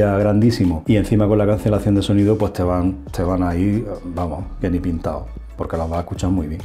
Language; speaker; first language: Spanish; native; Spanish